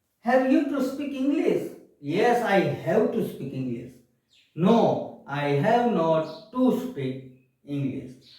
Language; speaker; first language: English; non-native, fluent; Gujarati